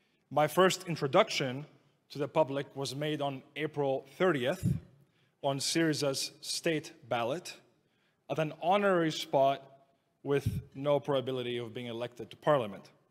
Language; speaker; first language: English; non-native, fluent; Greek